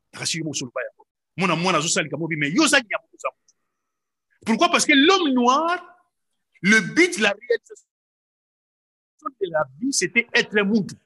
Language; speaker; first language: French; non-native, local second language; Lingala